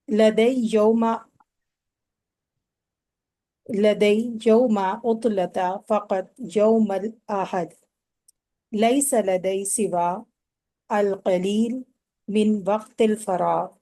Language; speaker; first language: Arabic; non-native, learner; Urdu